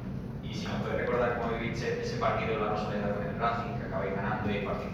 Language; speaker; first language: Spanish; native; Spanish